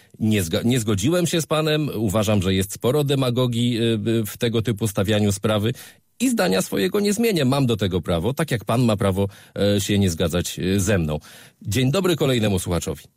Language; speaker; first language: Polish; native; Polish